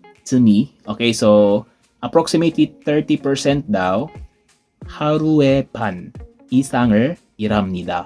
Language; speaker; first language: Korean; non-native, fluent; Filipino